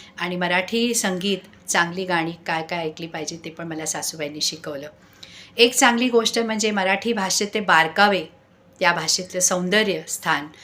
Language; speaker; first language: Marathi; non-native, local second language; Sindhi